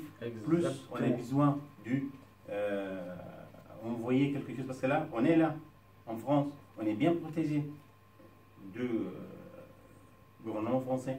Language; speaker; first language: French; non-native, learner; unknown